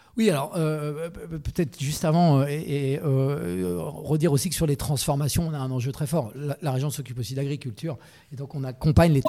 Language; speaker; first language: French; native; French